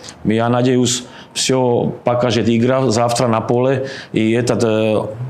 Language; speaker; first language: Russian; non-native, learner; Slovak